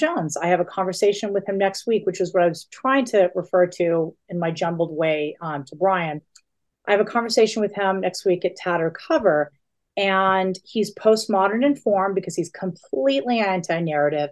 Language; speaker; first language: English; native; English